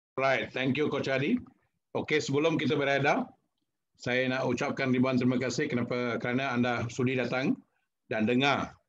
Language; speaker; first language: Malay; non-native, local second language; Tamil